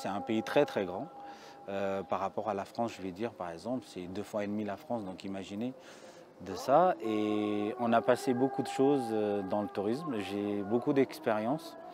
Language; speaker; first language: French; early bilingual, other home language; Amharic